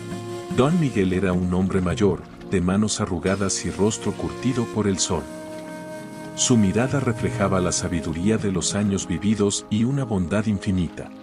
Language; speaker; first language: Spanish; native; Spanish